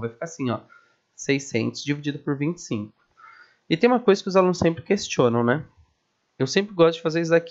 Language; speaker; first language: Portuguese; native; Portuguese